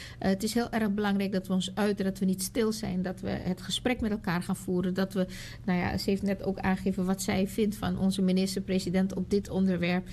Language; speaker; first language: Dutch; native; Dutch